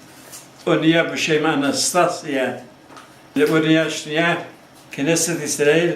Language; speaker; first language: Hebrew; non-native, fluent; Hungarian